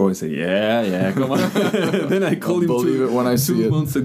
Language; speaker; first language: English; non-native, fluent; French